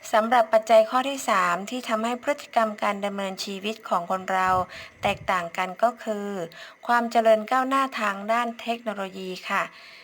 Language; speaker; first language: Thai; native; Thai